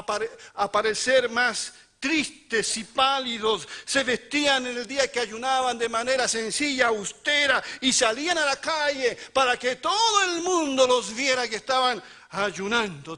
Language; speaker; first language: Spanish; native; Spanish